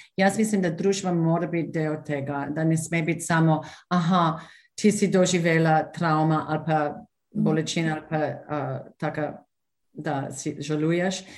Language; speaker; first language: Slovenian; non-native, fluent; English